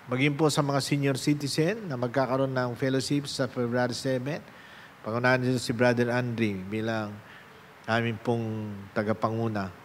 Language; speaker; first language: Filipino; native; Filipino